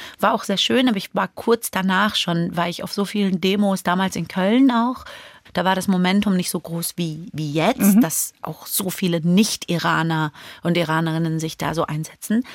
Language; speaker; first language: German; early bilingual, other home language; Persian